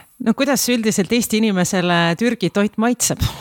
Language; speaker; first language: Estonian; native; Estonian